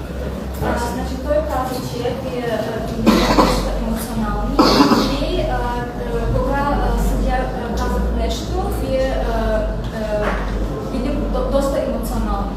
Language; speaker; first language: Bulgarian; non-native, learner; Azerbaijani